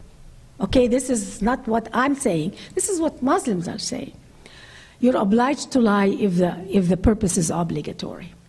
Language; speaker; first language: English; non-native, fluent; Arabic